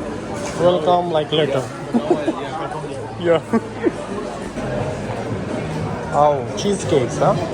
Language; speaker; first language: English; non-native, learner; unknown